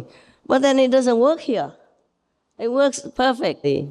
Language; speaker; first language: English; non-native, fluent; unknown